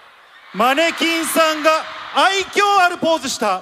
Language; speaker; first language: Japanese; native; Japanese